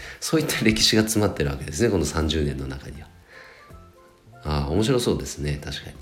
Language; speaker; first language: Japanese; native; Japanese